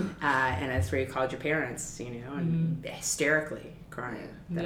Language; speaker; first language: English; native; English